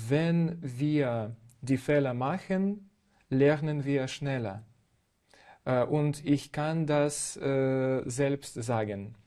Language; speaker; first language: German; non-native, fluent; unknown